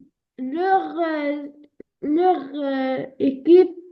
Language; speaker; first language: French; non-native, learner; Arabic